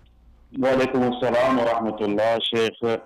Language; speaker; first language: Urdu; non-native, learner; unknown